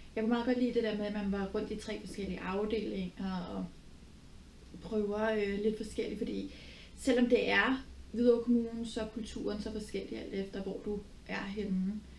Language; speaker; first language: Danish; native; Danish